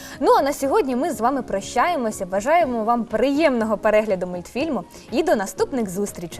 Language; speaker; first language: Ukrainian; native; Ukrainian